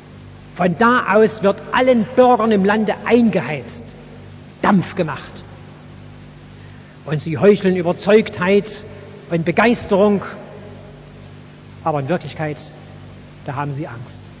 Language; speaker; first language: German; native; German